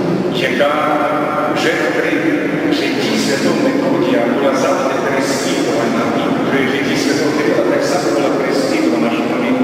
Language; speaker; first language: Ukrainian; non-native, local second language; Rusyn